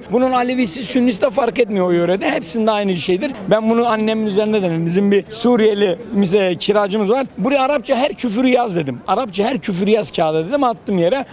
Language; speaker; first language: Turkish; native; Turkish